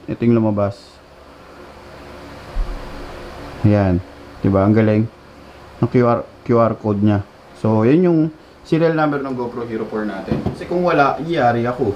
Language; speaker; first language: Filipino; native; Filipino